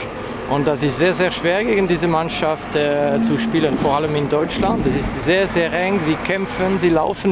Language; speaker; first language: German; non-native, fluent; French